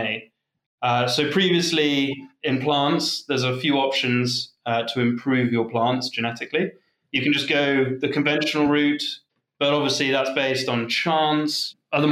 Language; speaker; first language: English; native; English